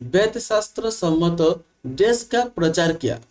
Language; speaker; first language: Hindi; non-native, local second language; Bangla